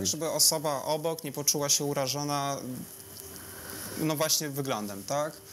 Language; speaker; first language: Polish; native; Polish